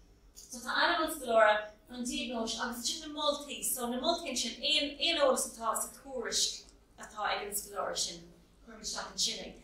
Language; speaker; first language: Irish; non-native, local second language; English